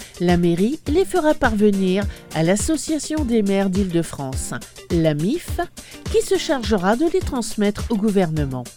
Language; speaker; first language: French; native; French